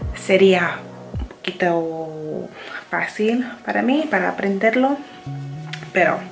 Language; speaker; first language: Spanish; non-native, learner; English